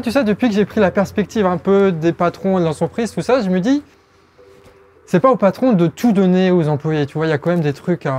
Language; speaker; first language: French; native; French